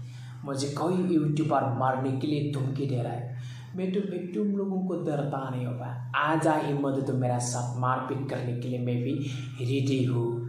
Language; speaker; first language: Hindi; non-native, local second language; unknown